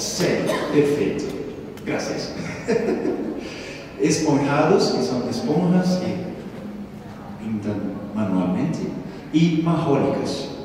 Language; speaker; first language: Spanish; non-native, learner; Portuguese